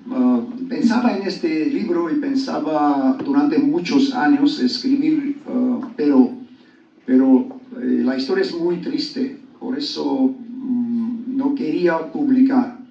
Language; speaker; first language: Spanish; non-native, learner; Georgian